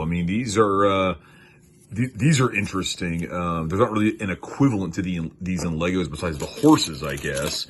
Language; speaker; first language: English; native; English